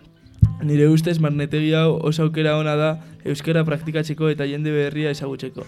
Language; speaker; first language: Basque; non-native, local second language; Spanish